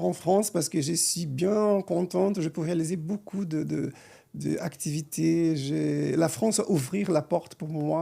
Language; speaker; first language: French; non-native, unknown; Portuguese